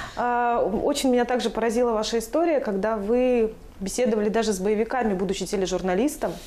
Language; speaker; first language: Russian; native; Russian